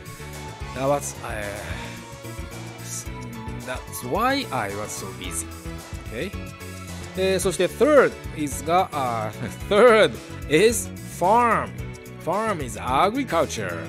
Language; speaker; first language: English; non-native, learner; Japanese